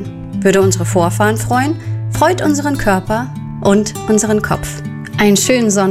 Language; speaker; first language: German; native; German